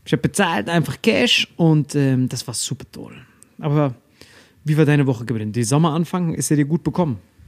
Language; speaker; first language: German; native; German